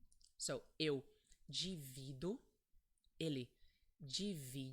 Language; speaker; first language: Portuguese; non-native, fluent; English